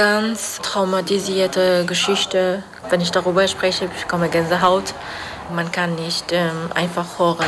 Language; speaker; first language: German; non-native, fluent; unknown